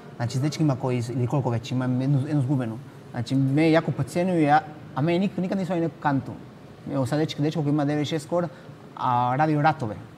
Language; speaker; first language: Bosnian; non-native, fluent; Spanish